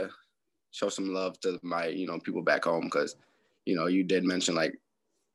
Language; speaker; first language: English; native; English